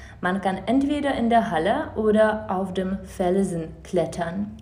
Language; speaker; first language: German; non-native, fluent; Czech